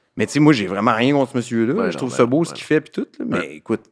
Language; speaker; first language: French; native; French